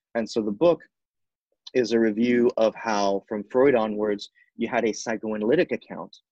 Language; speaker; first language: English; non-native, fluent; Spanish